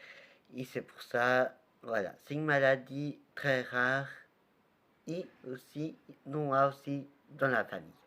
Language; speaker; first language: French; non-native, learner; Portuguese